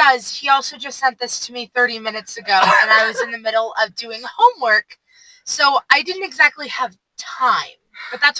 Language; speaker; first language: English; native; English